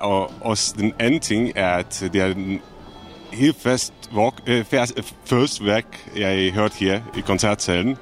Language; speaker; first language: Danish; non-native, fluent; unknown